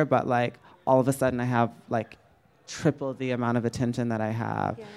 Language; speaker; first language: English; native; English